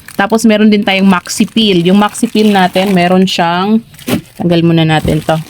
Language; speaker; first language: Filipino; non-native, local second language; Cebuano